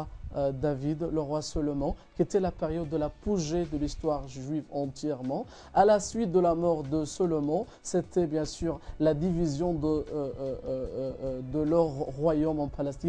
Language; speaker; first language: French; non-native, fluent; Arabic